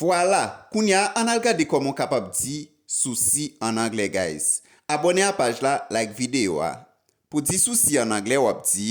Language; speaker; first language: Haitian Creole; native; Haitian Creole